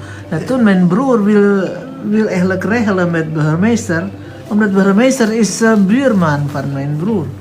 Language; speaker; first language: Dutch; non-native, fluent; Indonesian